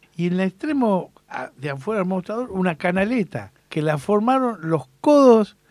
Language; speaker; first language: Spanish; native; Spanish